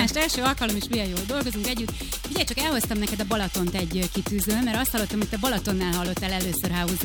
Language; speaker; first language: Hungarian; native; Hungarian